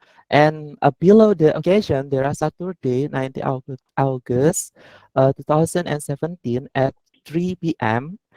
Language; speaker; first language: English; non-native, learner; Indonesian